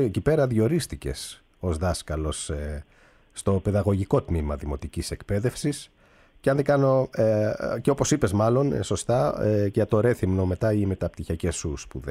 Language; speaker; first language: Greek; native; Greek